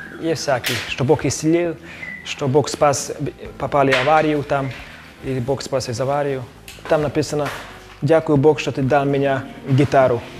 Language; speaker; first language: Russian; non-native, local second language; Romany